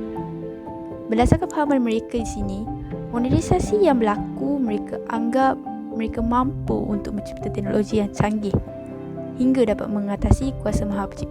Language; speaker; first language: Malay; native; Malay